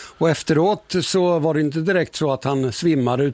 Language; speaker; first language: Swedish; native; Swedish